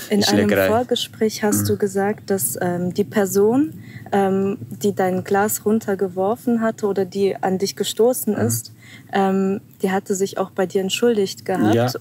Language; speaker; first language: German; native; German